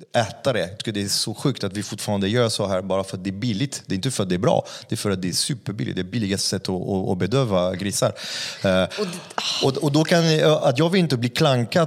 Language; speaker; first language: Swedish; non-native, fluent; French